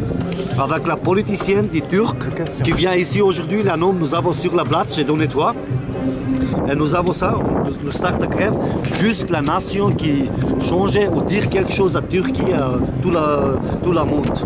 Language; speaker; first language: French; non-native, learner; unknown